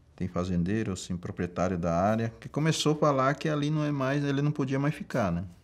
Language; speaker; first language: Portuguese; native; Portuguese